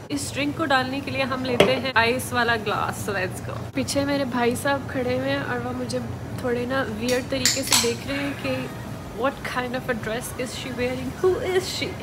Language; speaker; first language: Urdu; native; Urdu